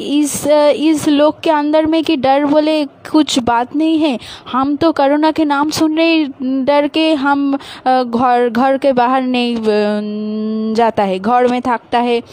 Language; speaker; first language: Hindi; non-native, local second language; Bangla